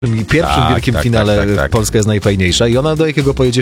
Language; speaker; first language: Polish; native; Polish